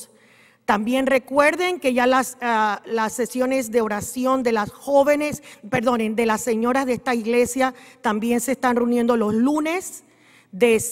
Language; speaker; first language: Spanish; native; Spanish